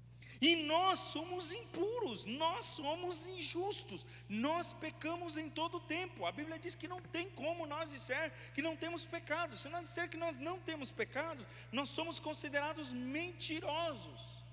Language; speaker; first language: Portuguese; native; Portuguese